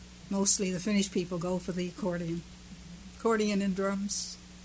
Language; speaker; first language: English; early bilingual, other home language; Finnish